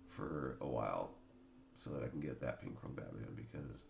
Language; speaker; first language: English; native; English